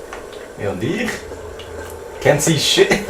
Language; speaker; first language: German; native; German